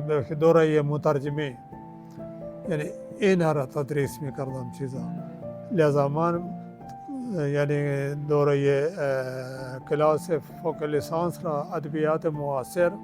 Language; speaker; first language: Persian; non-native, fluent; Urdu